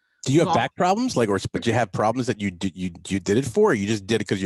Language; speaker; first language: English; native; English